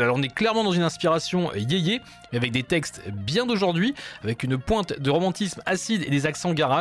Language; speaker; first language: French; native; French